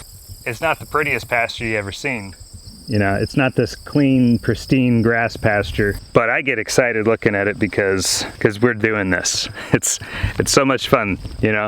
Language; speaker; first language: English; native; English